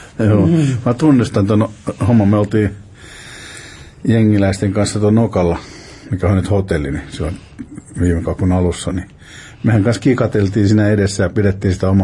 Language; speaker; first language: Finnish; native; Finnish